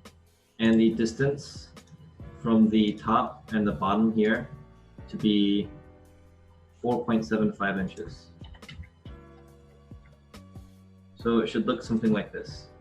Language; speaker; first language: English; native; English